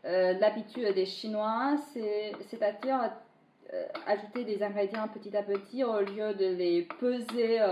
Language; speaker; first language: French; non-native, fluent; Chinese